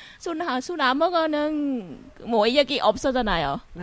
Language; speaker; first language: Korean; non-native, learner; Vietnamese